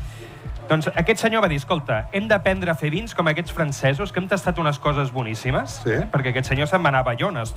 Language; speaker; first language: Catalan; native; Catalan